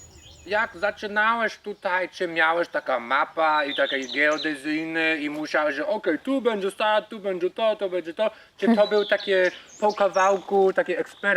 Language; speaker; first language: Polish; non-native, learner; English